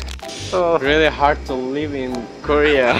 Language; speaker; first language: English; non-native, learner; Turkish